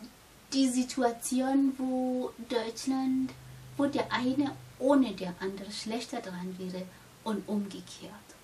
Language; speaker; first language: German; non-native, fluent; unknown